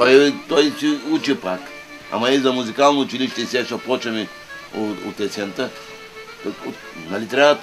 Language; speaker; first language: Bulgarian; non-native, local second language; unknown